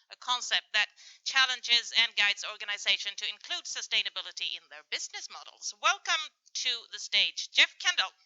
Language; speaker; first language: English; non-native, fluent; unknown